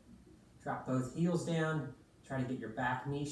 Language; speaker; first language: English; native; English